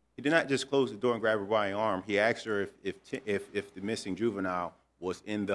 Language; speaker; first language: English; native; English